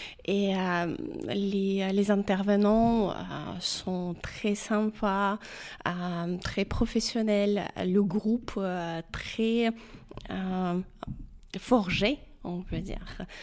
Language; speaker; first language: French; non-native, fluent; Ukrainian